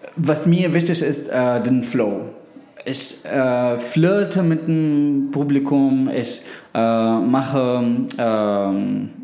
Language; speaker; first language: German; non-native, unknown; Arabic